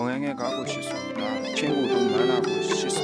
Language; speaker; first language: Korean; non-native, learner; Burmese